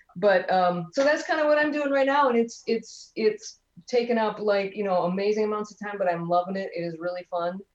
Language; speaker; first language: English; native; English